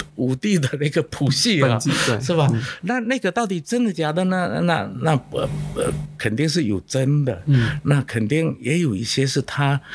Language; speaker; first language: Chinese; non-native, local second language; Min Nan Chinese